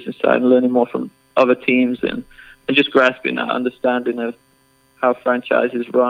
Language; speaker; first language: English; native; English